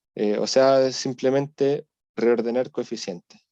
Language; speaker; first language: Spanish; native; Spanish